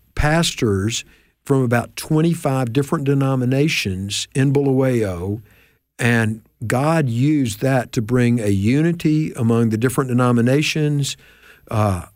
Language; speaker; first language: English; native; English